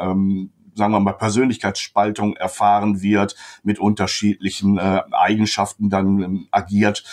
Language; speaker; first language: German; native; German